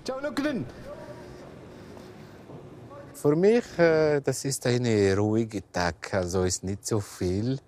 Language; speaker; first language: German; non-native, learner; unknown